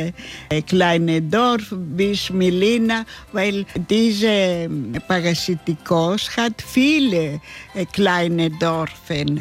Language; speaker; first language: German; non-native, learner; Greek